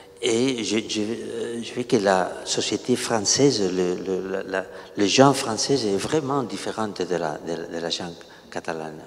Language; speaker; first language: French; non-native, learner; Catalan